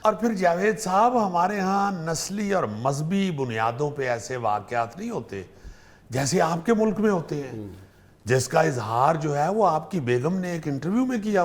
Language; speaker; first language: Urdu; native; Urdu